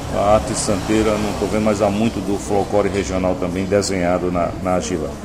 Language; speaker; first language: Portuguese; native; Portuguese